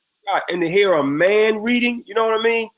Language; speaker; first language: English; native; English